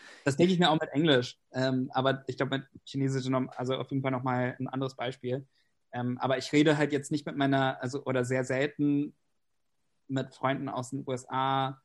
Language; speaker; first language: German; non-native, fluent; English